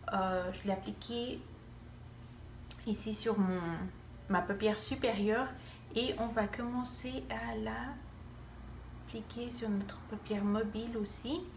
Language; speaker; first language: French; non-native, fluent; Spanish